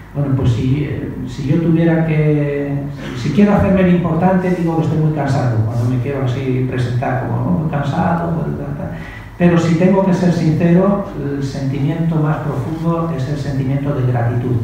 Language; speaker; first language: Spanish; native; Spanish